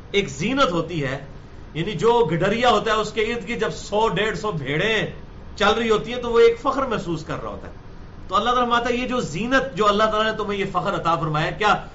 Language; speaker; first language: Urdu; native; Urdu